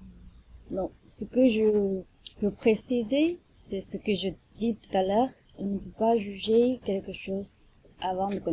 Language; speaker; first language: French; non-native, learner; Chinese